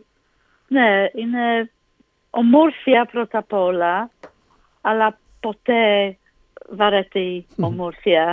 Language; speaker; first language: Greek; non-native, learner; English